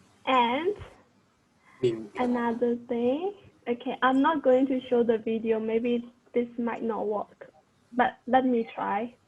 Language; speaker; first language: English; non-native, fluent; Burmese